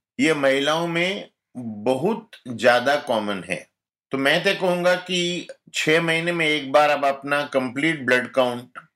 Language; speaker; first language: Hindi; non-native, local second language; Gujarati